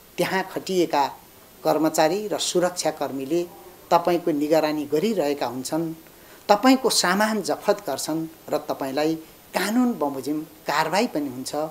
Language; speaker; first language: Nepali; native; Nepali